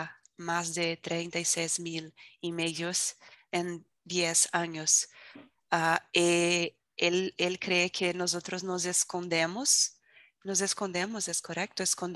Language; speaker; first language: Spanish; non-native, fluent; Portuguese